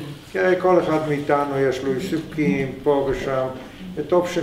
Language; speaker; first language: Hebrew; non-native, fluent; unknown